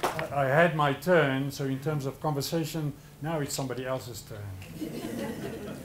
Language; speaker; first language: English; non-native, local second language; Afrikaans